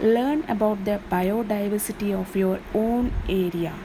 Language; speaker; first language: English; non-native, local second language; Malayalam